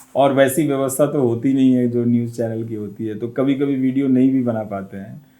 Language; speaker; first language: Hindi; non-native, local second language; Bhojpuri